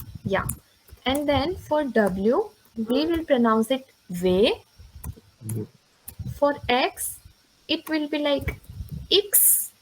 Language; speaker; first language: English; non-native, local second language; Hindi